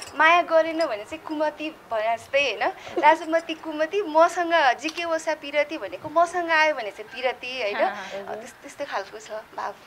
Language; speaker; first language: Nepali; non-native, local second language; Newari